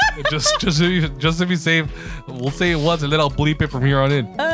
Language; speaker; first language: English; early bilingual, other home language; Spanish